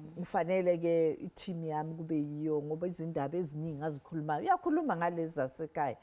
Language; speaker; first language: Zulu; non-native, local second language; Southern Sotho